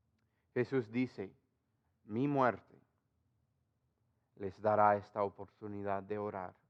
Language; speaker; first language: Spanish; non-native, fluent; English